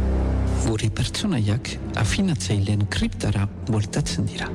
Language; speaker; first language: Basque; native; Basque